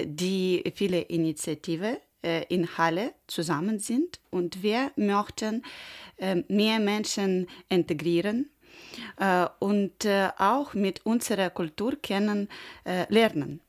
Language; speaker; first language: German; non-native, learner; Ukrainian